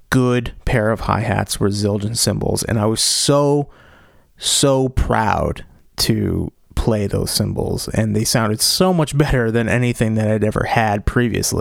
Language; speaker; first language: English; native; English